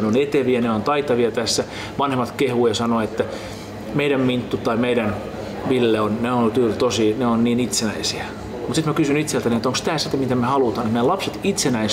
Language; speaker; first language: Finnish; native; Finnish